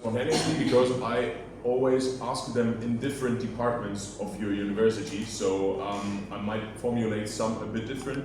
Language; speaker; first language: English; non-native, fluent; German